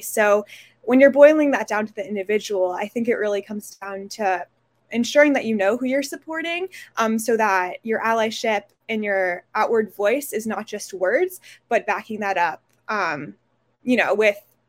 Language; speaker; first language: English; native; English